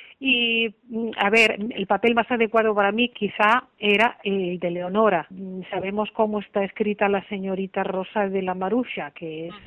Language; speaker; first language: Spanish; native; Spanish